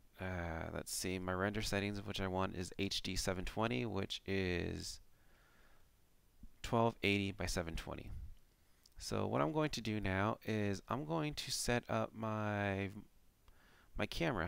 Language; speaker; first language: English; native; English